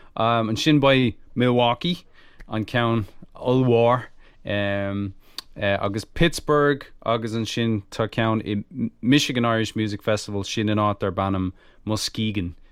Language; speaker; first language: Irish; non-native, local second language; English